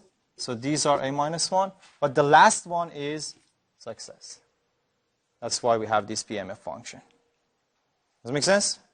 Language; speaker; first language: English; non-native, fluent; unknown